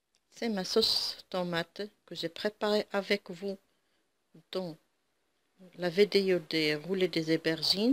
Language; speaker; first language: French; non-native, local second language; Arabic